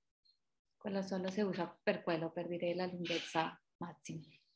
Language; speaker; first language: Italian; non-native, fluent; Spanish